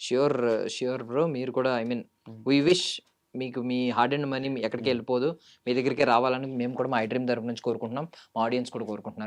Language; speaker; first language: Telugu; native; Telugu